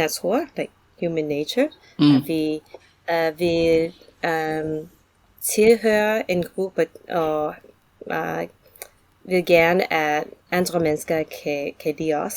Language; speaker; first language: Danish; non-native, learner; English